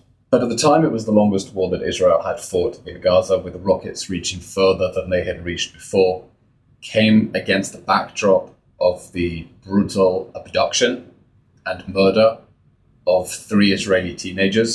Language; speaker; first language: English; native; English